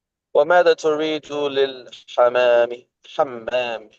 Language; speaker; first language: Arabic; non-native, learner; English